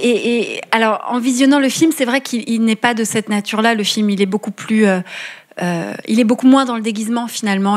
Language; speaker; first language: French; native; French